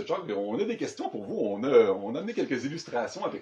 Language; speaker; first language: French; native; French